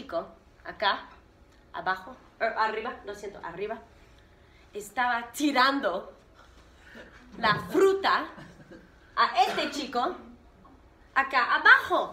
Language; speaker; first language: Spanish; non-native, fluent; English